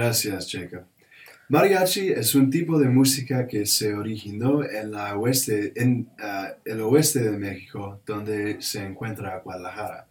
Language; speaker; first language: Spanish; non-native, learner; English